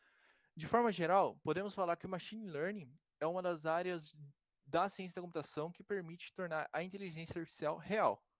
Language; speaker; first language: Portuguese; native; Portuguese